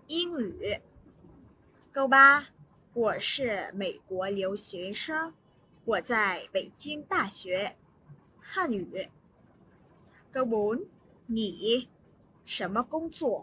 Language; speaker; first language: Chinese; non-native, fluent; Vietnamese